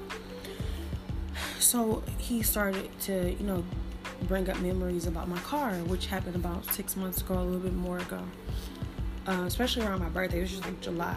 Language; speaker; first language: English; native; English